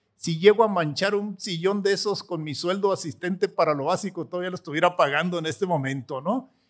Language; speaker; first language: Spanish; native; Spanish